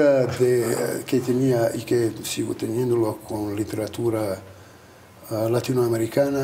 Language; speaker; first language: Spanish; non-native, fluent; Albanian